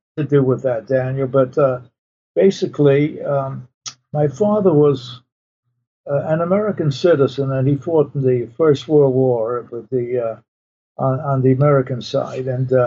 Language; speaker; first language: English; early bilingual, other home language; Polish